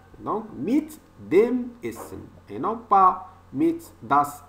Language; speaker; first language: German; non-native, learner; French